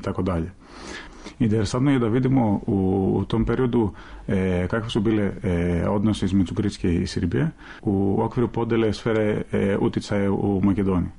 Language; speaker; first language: Serbian; non-native, fluent; Greek